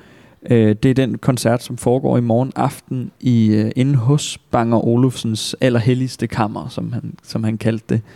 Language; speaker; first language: Danish; native; Danish